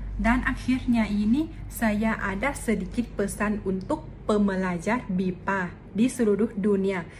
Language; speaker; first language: Indonesian; non-native, fluent; Thai